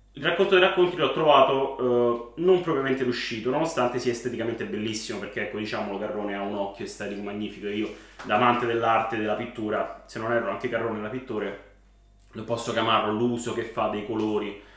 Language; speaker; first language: Italian; native; Italian